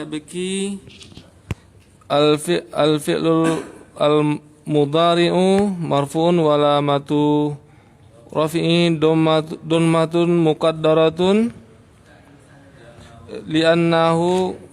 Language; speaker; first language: Arabic; non-native, learner; Indonesian